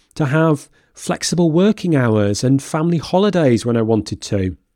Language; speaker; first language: English; native; English